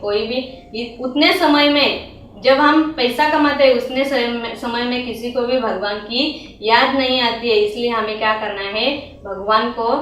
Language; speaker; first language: Hindi; non-native, local second language; Marathi